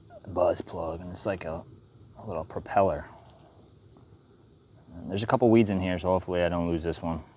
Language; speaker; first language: English; native; English